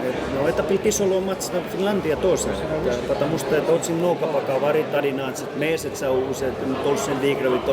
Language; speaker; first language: Russian; non-native, learner; Finnish